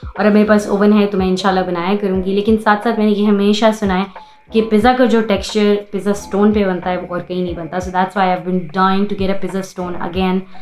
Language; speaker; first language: Urdu; native; Urdu